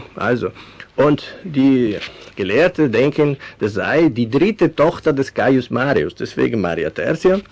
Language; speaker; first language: German; non-native, fluent; Venetian